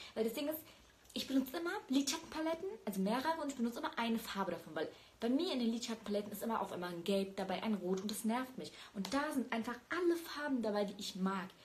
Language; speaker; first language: German; early bilingual, other home language; Turkish